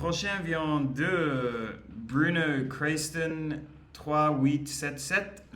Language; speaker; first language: French; non-native, learner; English